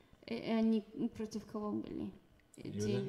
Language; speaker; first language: Russian; early bilingual, heritage; Russian